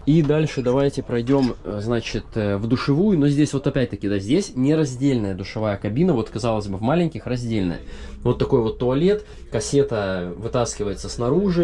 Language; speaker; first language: Russian; native; Russian